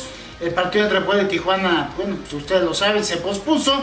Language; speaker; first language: Spanish; native; Spanish